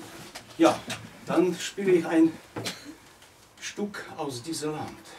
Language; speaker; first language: German; non-native, learner; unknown